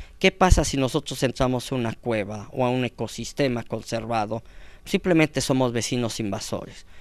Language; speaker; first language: Spanish; native; Spanish